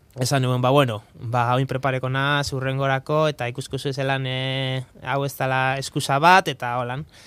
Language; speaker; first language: Basque; native; Basque